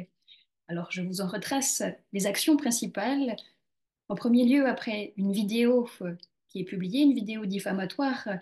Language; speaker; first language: French; native; French